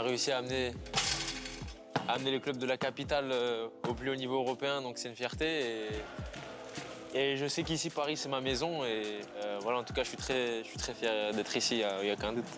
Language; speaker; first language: French; native; French